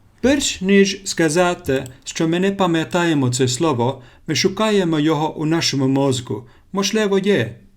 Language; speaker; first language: Ukrainian; non-native, learner; Finnish